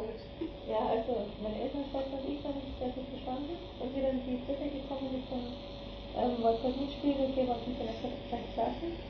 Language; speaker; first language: German; native; German